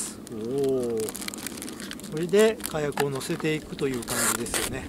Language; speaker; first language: Japanese; native; Japanese